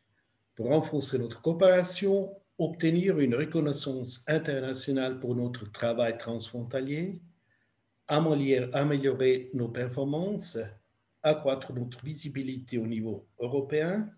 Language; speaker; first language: French; non-native, fluent; German